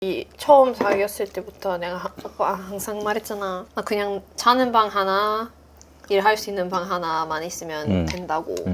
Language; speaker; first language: Korean; non-native, fluent; Swedish